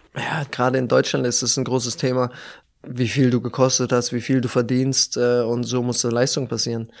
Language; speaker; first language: German; native; German